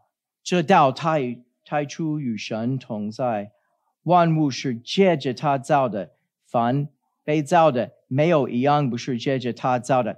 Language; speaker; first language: Chinese; non-native, fluent; English